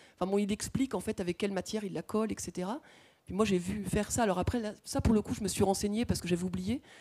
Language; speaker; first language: French; native; French